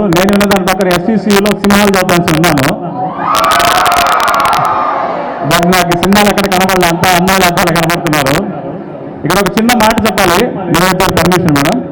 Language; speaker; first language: Telugu; native; Telugu